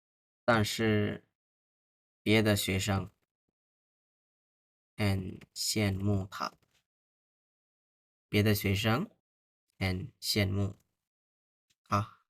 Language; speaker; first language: Chinese; non-native, fluent; Bangla